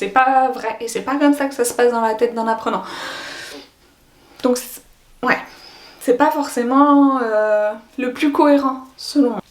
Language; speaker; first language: French; native; French